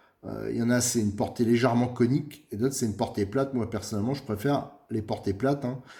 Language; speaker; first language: French; native; French